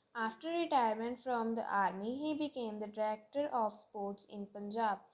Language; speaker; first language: English; non-native, local second language; Punjabi